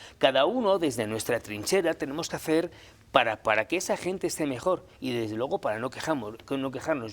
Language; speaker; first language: Spanish; native; Spanish